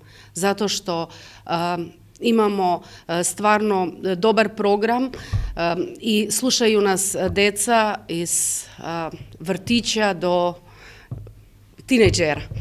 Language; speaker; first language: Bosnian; early bilingual, heritage; Serbian